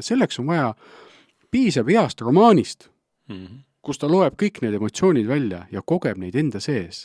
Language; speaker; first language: Estonian; native; Estonian